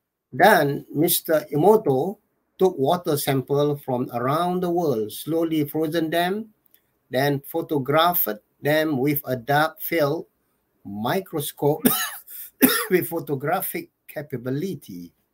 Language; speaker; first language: English; non-native, local second language; Malay